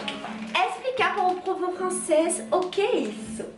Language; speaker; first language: Portuguese; non-native, fluent; French